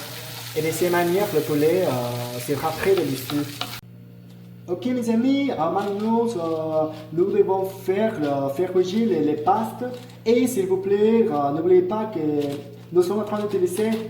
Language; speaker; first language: French; non-native, learner; Spanish